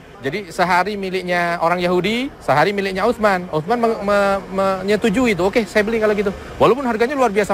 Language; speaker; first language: Indonesian; native; Indonesian